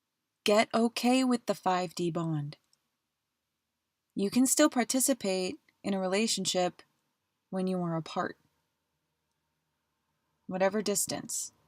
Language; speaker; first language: English; native; English